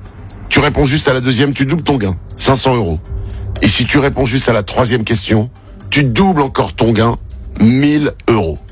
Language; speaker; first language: French; native; French